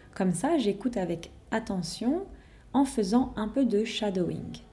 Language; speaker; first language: French; native; French